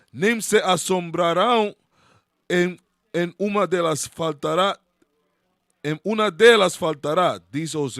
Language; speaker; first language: Portuguese; non-native, learner; Spanish